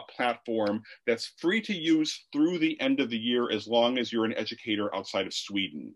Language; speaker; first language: English; native; English